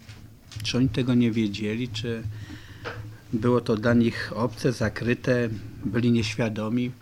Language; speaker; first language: Polish; native; Polish